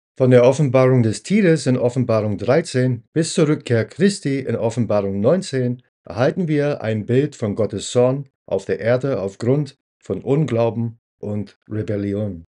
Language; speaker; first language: German; non-native, fluent; English